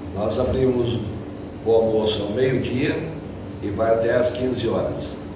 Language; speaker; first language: Portuguese; native; Portuguese